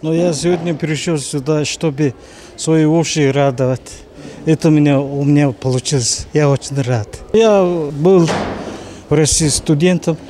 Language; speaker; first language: Russian; non-native, fluent; Mongolian